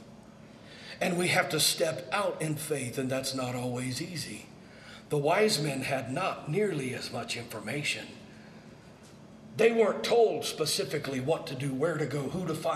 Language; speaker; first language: English; native; English